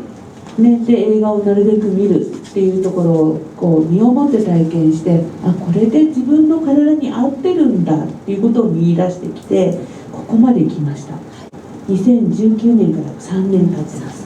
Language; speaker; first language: Japanese; native; Japanese